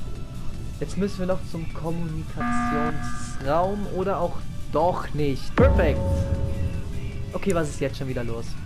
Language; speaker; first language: German; native; German